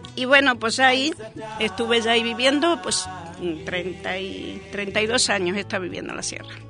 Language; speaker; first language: Spanish; native; Spanish